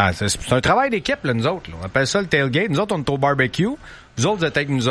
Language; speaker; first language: French; native; French